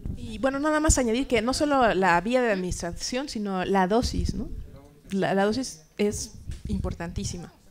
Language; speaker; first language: Spanish; native; Spanish